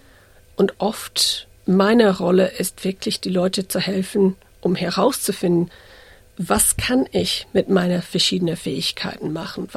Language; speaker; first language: German; early bilingual, heritage; English